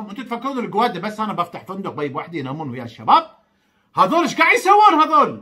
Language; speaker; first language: Arabic; native; Arabic